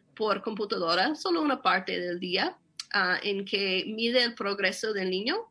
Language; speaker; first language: Spanish; non-native, fluent; English